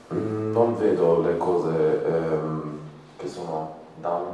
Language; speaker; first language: Italian; non-native, fluent; Croatian